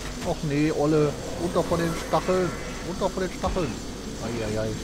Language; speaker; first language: German; native; German